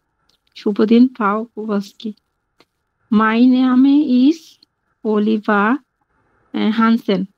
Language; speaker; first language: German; non-native, learner; Bangla